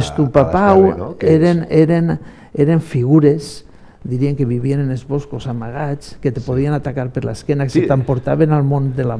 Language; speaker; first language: Catalan; native; Catalan